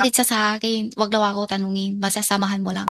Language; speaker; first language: Filipino; non-native, learner; Chinese